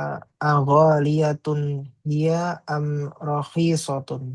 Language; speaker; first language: Arabic; non-native, learner; Indonesian